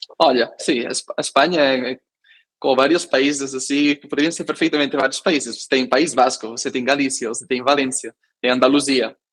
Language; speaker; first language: Portuguese; non-native, fluent; Catalan